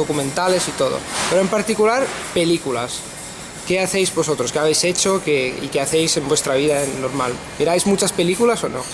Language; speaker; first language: Spanish; non-native, fluent; Italian